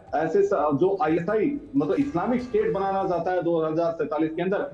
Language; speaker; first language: Hindi; native; Hindi